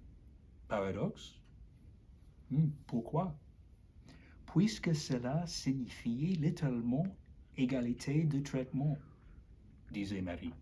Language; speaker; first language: French; non-native, learner; English